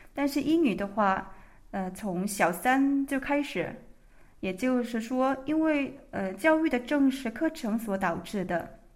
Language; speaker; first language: Chinese; non-native, fluent; Korean